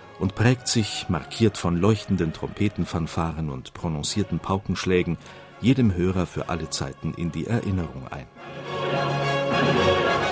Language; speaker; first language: German; native; German